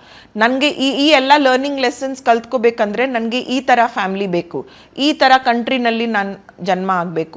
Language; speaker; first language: Kannada; non-native, local second language; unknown